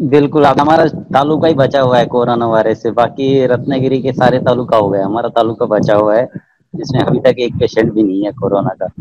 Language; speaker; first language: Hindi; non-native, local second language; Marathi